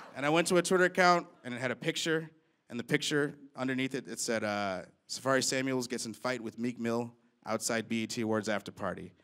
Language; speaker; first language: English; native; English